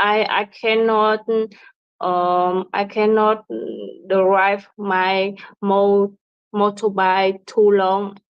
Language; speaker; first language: English; non-native, learner; Vietnamese